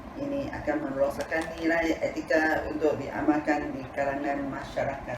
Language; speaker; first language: Malay; non-native, local second language; Tamil